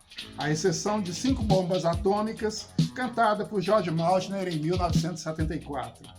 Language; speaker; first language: Portuguese; native; Portuguese